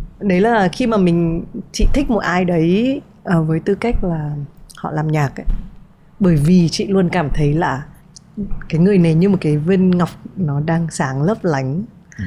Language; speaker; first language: Vietnamese; native; Vietnamese